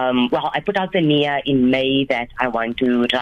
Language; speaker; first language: English; native; English